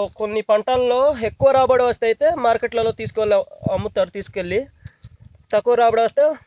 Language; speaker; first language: Telugu; non-native, local second language; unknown